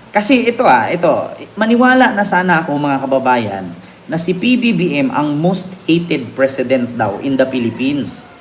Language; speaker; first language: Filipino; non-native, local second language; Cebuano